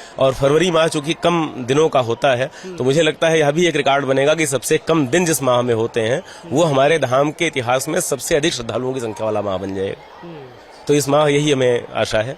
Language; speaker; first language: Hindi; native; Hindi